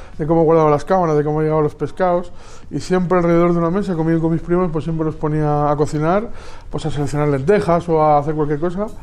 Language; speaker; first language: Spanish; native; Spanish